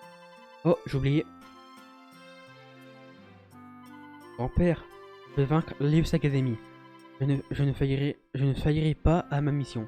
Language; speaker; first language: French; native; French